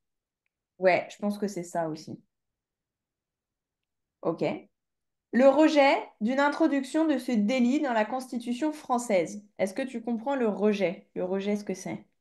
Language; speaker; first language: French; native; French